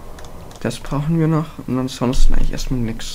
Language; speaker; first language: German; native; German